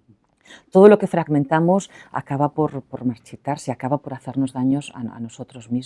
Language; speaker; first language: Spanish; native; Spanish